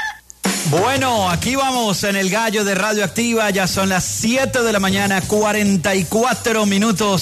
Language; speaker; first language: Spanish; native; Spanish